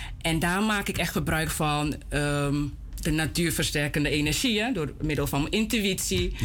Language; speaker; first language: Dutch; native; Dutch